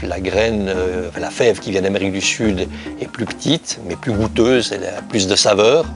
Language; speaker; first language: French; native; French